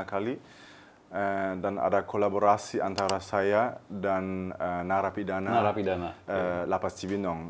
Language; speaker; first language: Indonesian; early bilingual, heritage; German